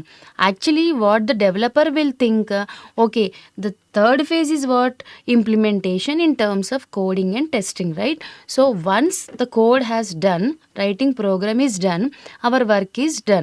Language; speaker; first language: English; non-native, local second language; Telugu